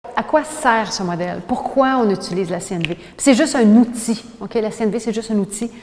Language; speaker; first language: French; native; French